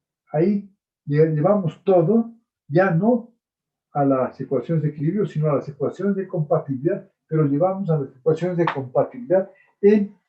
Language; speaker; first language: Spanish; native; Spanish